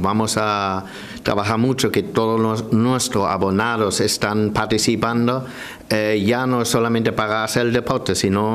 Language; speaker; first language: Spanish; non-native, learner; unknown